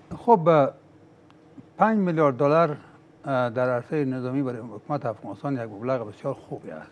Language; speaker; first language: Persian; native; Persian